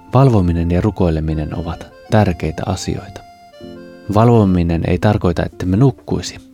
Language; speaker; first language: Finnish; native; Finnish